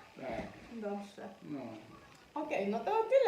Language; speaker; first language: Polish; non-native, learner; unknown